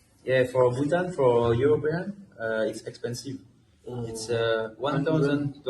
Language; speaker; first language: English; non-native, learner; Dutch